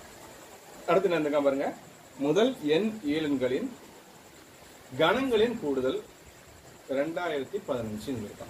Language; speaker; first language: Tamil; native; Tamil